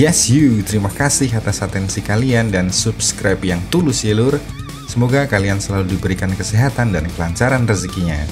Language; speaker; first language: Indonesian; native; Indonesian